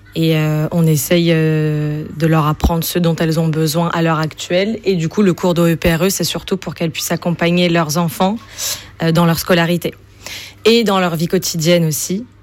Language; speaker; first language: French; native; French